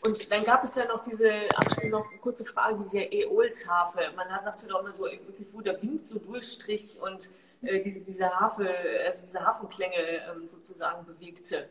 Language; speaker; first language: German; native; German